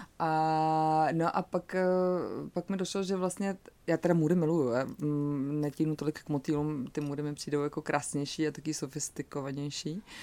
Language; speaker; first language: Czech; native; Czech